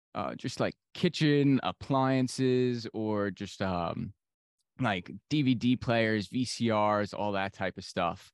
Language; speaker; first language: English; native; English